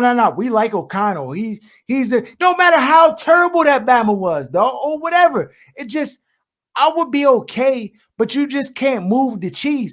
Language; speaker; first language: English; native; English